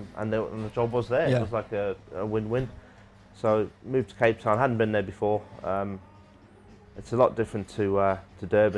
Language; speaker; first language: English; native; English